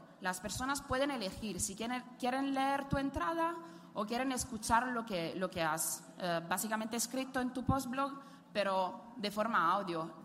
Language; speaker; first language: Spanish; non-native, fluent; Italian